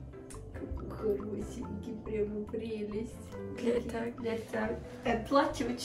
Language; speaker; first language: Russian; early bilingual, heritage; Russian